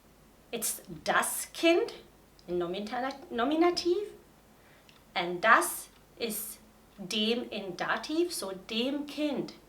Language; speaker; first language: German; non-native, fluent; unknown